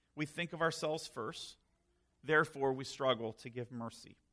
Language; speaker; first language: English; native; English